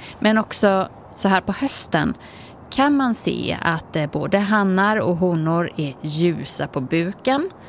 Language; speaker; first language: Swedish; native; Swedish